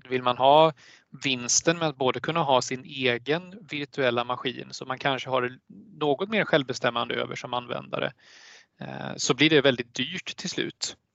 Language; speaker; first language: Swedish; native; Swedish